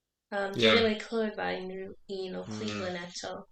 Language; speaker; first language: Welsh; non-native, learner; English